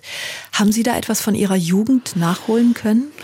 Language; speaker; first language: German; native; German